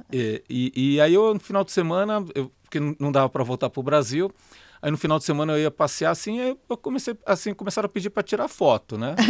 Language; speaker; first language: Portuguese; native; Portuguese